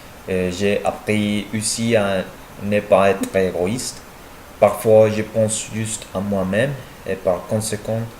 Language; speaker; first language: French; non-native, learner; Spanish